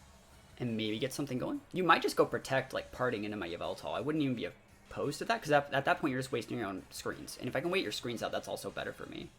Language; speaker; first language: English; native; English